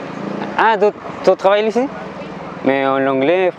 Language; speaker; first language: French; non-native, learner; Spanish